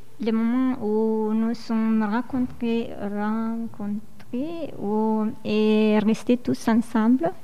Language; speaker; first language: French; non-native, fluent; Romanian